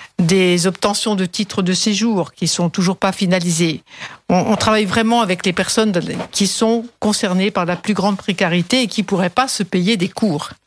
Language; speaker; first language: French; native; French